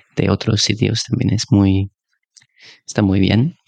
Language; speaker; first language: Spanish; non-native, fluent; English